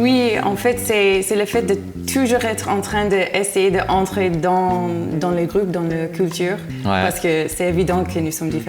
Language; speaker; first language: French; non-native, fluent; English